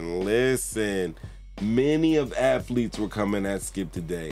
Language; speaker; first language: English; native; English